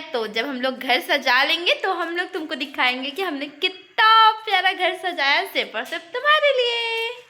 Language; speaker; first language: Hindi; native; Hindi